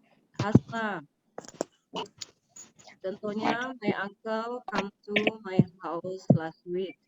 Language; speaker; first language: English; non-native, learner; Indonesian